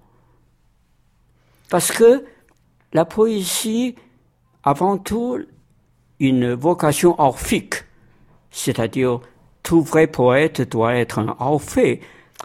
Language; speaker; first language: French; non-native, fluent; Chinese